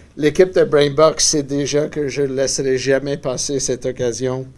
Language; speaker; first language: French; native; French